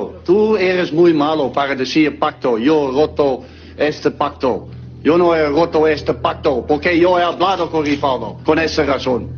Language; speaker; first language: Spanish; non-native, learner; Dutch